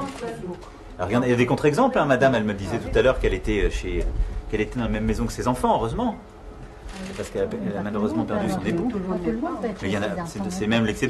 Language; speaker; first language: French; native; French